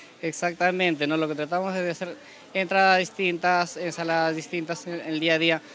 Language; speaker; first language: Spanish; native; Spanish